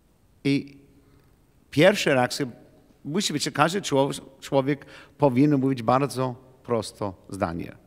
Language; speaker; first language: Polish; non-native, learner; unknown